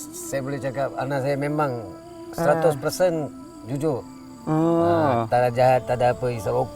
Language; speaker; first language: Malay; non-native, local second language; Tamil